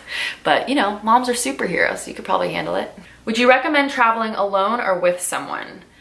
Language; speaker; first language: English; native; English